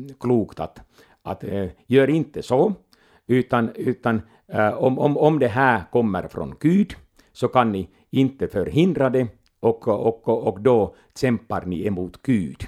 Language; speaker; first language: Swedish; non-native, local second language; Finnish